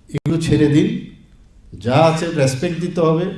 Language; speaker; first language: Bangla; native; Bangla